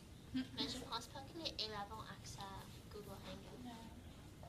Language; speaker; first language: French; non-native, fluent; English